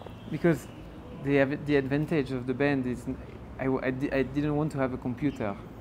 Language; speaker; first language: English; non-native, fluent; French